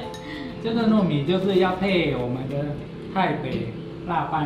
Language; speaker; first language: Chinese; non-native, fluent; Thai